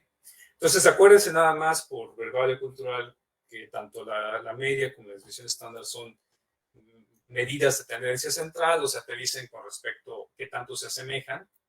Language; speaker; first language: Spanish; native; Spanish